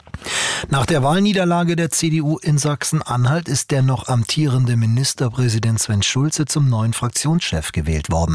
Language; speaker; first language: German; native; German